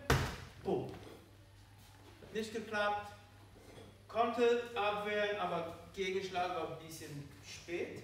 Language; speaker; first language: German; non-native, fluent; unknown